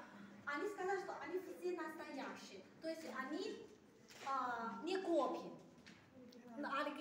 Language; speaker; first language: Russian; non-native, learner; Chinese